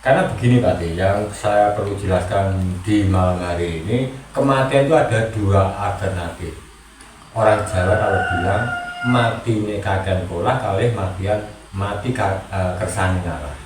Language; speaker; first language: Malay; non-native, local second language; Javanese